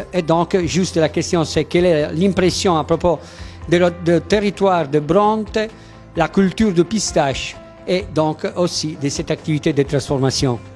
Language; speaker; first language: French; non-native, fluent; Italian